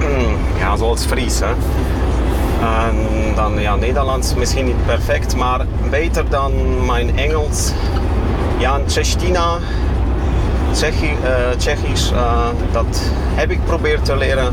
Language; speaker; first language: Dutch; non-native, fluent; Kashubian